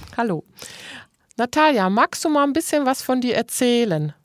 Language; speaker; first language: German; native; German